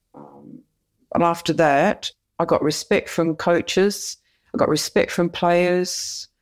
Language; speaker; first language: English; native; English